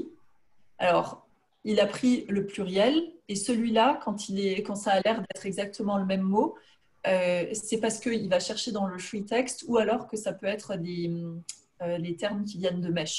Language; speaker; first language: French; native; French